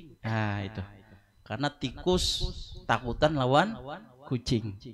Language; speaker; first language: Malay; non-native, local second language; Banjar